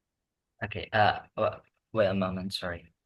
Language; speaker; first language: English; non-native, learner; Indonesian